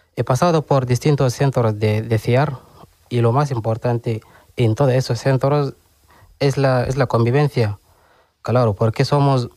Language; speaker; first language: Spanish; non-native, learner; Arabic